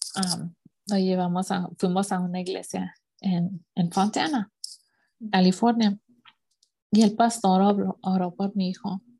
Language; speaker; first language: Spanish; early bilingual, heritage; Spanish